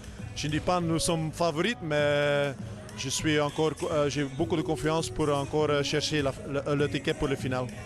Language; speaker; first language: French; non-native, local second language; Dutch